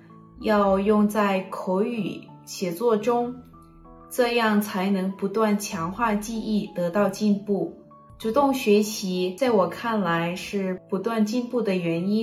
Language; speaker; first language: Chinese; non-native, fluent; Thai